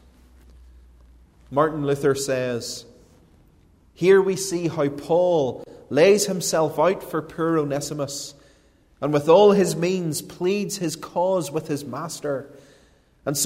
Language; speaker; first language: English; native; English